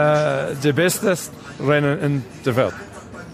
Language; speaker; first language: German; non-native, learner; English